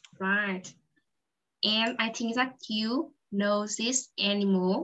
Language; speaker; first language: English; non-native, fluent; Vietnamese